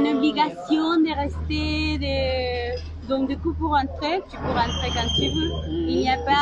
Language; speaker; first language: French; non-native, learner; Spanish